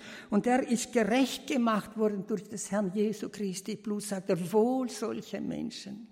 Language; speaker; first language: German; early bilingual, heritage; German